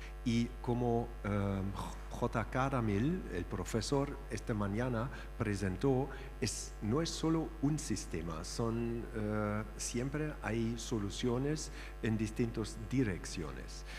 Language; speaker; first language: Spanish; non-native, fluent; German